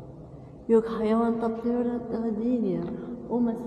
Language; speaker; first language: Turkish; non-native, learner; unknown